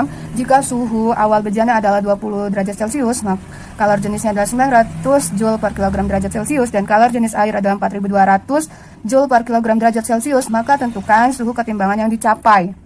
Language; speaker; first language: Indonesian; native; Indonesian